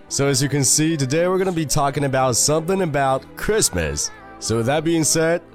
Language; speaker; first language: English; non-native, fluent; Chinese